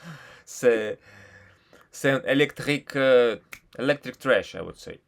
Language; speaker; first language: French; non-native, learner; Russian